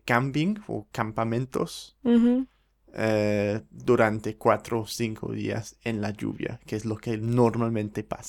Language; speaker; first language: Spanish; non-native, fluent; English